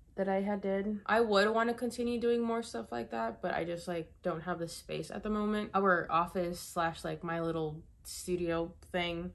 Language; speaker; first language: English; native; English